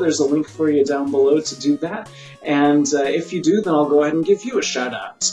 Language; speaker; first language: English; native; English